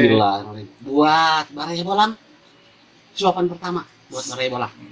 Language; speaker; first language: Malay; non-native, local second language; Sundanese